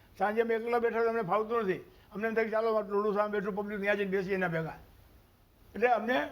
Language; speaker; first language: Gujarati; native; Gujarati